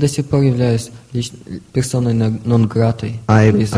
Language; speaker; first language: Russian; native; Russian